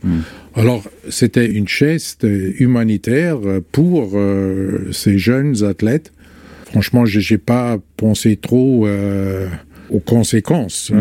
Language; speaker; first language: French; non-native, fluent; German